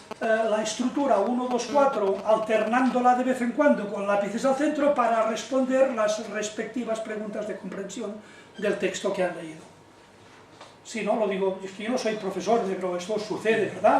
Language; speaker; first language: Spanish; native; Spanish